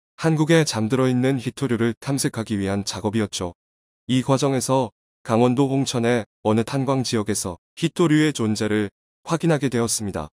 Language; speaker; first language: Korean; native; Korean